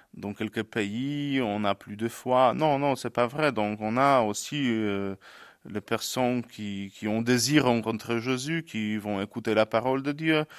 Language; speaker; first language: French; non-native, fluent; Polish